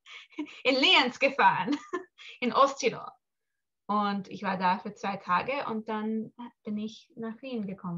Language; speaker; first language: German; early bilingual, heritage; English